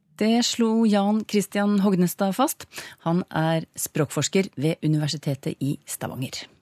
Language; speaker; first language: Norwegian; native; Norwegian